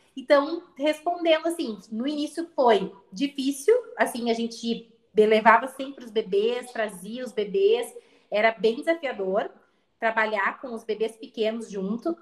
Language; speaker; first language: Portuguese; native; Portuguese